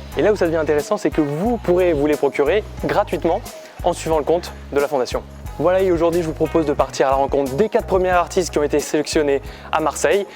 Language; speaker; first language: French; native; French